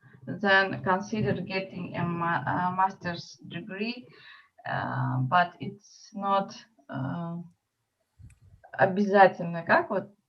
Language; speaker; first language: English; non-native, learner; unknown